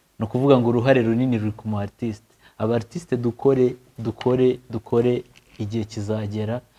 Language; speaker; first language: Kinyarwanda; native; Kinyarwanda